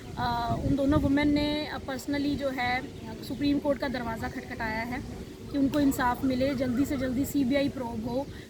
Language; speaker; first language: Hindi; non-native, local second language; Punjabi